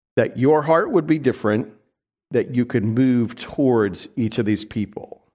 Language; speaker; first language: English; native; English